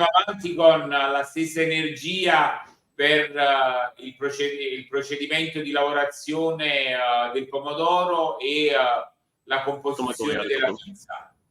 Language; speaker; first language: Italian; native; Italian